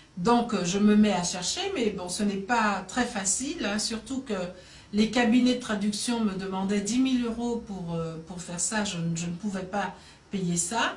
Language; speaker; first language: French; native; French